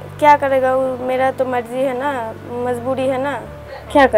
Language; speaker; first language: Hindi; non-native, local second language; Bangla